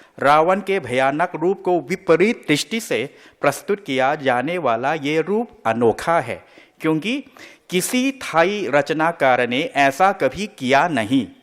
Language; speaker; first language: Hindi; non-native, fluent; Thai